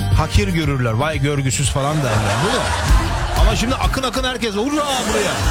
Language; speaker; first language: Turkish; early bilingual, heritage; Turkish